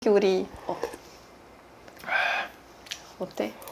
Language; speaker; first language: Korean; non-native, fluent; Swedish